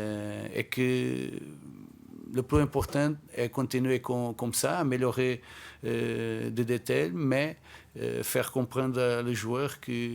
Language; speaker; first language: French; non-native, fluent; Portuguese